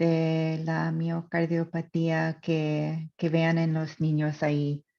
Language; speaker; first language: Spanish; non-native, fluent; English